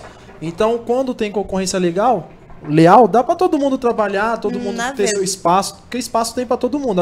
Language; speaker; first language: Portuguese; native; Portuguese